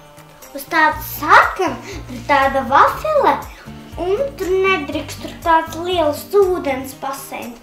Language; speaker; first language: Latvian; early bilingual, heritage; Latvian